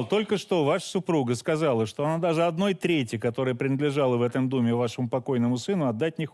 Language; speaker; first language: Russian; native; Russian